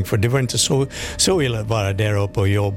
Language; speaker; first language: Swedish; non-native, fluent; English